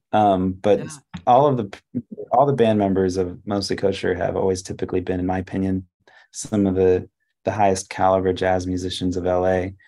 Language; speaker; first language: English; early bilingual, other home language; Hebrew